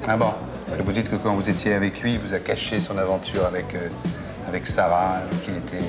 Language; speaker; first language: French; native; French